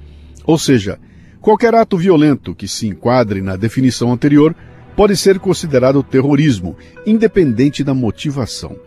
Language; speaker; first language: Portuguese; native; Portuguese